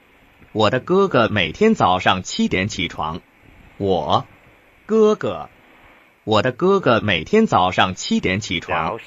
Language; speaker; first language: Chinese; non-native, learner; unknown